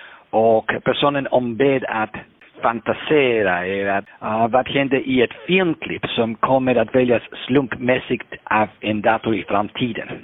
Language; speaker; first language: Swedish; non-native, fluent; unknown